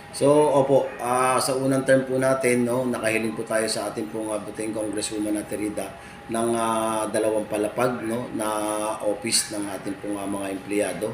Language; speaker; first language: Filipino; native; Filipino